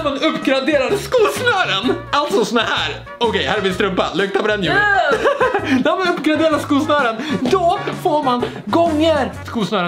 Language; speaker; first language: Swedish; native; Swedish